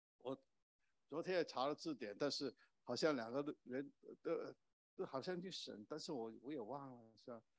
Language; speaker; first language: Chinese; non-native, local second language; Cantonese